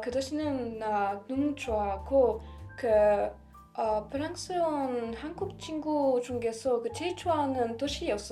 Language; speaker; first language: Korean; non-native, learner; French